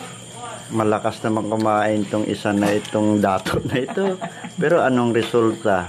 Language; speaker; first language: Filipino; native; Filipino